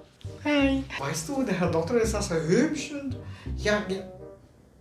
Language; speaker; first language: German; non-native, learner; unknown